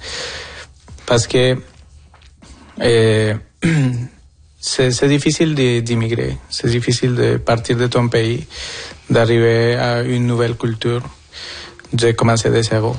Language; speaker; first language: French; non-native, fluent; Spanish